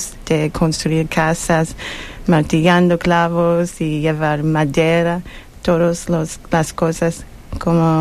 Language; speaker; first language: Spanish; non-native, learner; English